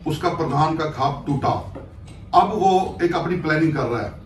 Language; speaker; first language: Hindi; non-native, local second language; Punjabi